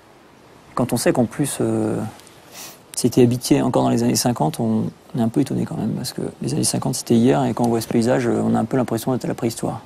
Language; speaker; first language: French; native; French